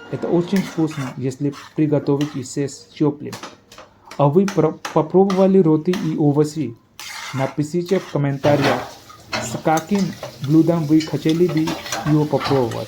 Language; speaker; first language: Russian; non-native, fluent; Hindi